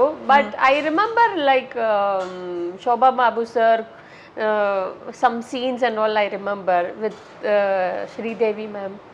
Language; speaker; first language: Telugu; non-native, learner; Tamil